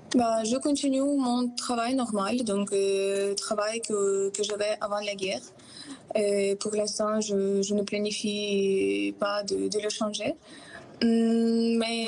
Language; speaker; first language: French; non-native, fluent; Ukrainian